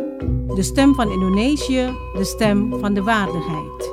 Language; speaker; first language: Dutch; non-native, fluent; Indonesian